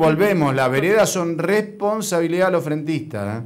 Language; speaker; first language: Spanish; native; Spanish